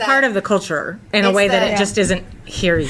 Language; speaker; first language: English; native; English